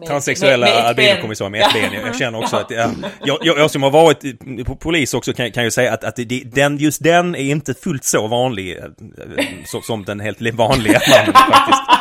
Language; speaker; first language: Swedish; native; Swedish